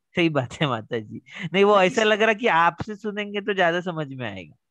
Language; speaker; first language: Hindi; non-native, local second language; Marathi